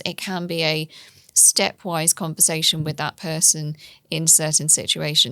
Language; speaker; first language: English; native; English